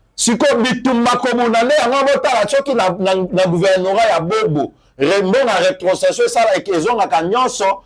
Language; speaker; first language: Lingala; native; Lingala